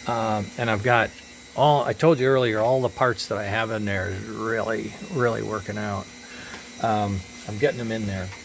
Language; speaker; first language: English; native; English